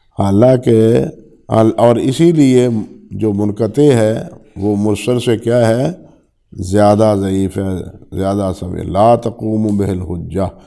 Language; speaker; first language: Urdu; non-native, local second language; Punjabi